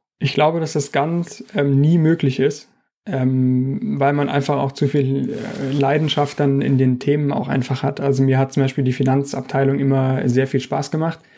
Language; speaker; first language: German; native; German